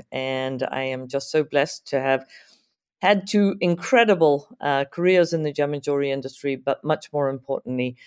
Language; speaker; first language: English; native; English